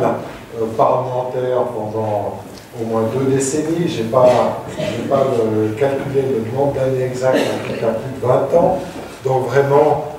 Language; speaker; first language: French; native; French